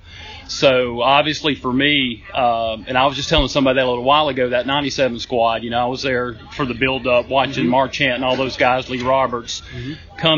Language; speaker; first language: English; native; English